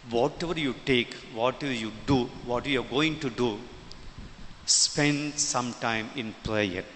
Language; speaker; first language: English; non-native, local second language; Tamil